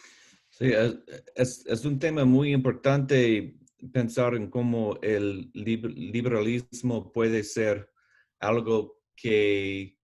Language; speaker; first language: Spanish; non-native, learner; English